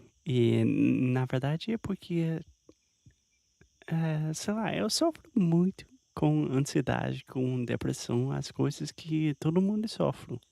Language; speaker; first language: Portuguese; non-native, fluent; English